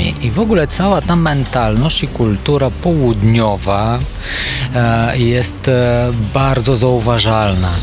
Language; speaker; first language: Polish; non-native, fluent; Bulgarian